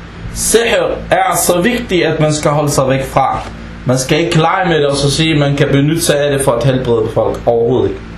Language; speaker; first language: Danish; non-native, fluent; Arabic